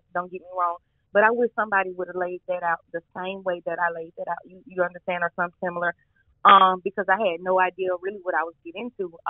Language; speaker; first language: English; native; English